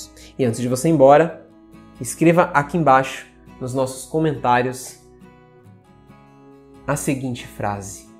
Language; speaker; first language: Portuguese; native; Portuguese